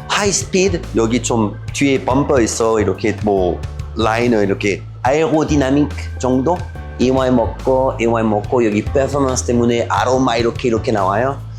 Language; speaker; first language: Korean; non-native, learner; French